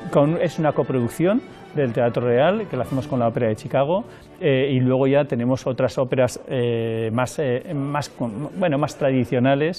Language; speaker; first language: Spanish; native; Spanish